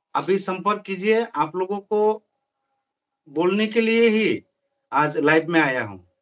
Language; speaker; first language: Hindi; non-native, local second language; Bangla